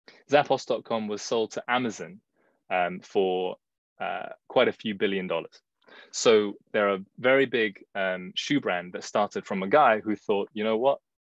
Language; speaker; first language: English; early bilingual, other home language; Chinese